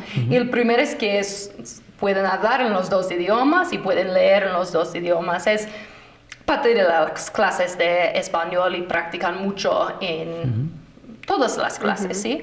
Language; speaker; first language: Spanish; non-native, fluent; English